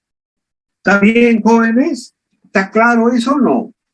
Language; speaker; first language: Spanish; native; Spanish